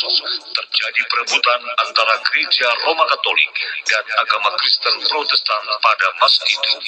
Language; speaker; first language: Indonesian; native; Indonesian